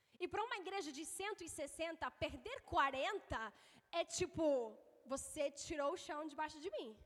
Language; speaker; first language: Portuguese; non-native, fluent; English